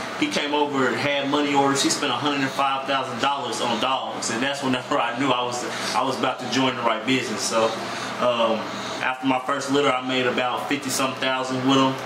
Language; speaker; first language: English; native; English